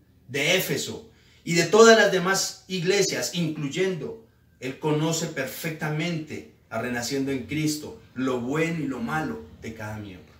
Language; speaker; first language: Spanish; native; Spanish